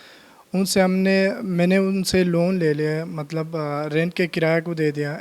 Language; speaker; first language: Hindi; non-native, learner; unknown